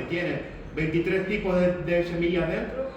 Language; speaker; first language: Spanish; native; Spanish